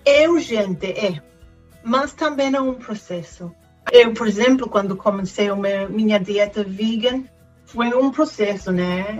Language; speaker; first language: Portuguese; non-native, fluent; Spanish